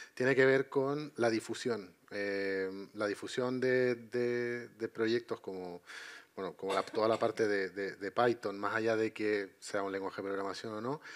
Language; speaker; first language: Spanish; native; Spanish